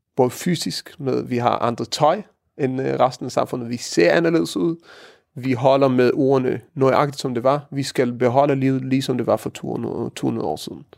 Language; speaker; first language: Danish; early bilingual, heritage; Danish